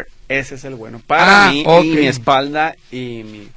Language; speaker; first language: Spanish; native; Spanish